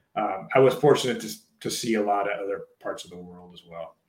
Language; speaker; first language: English; native; English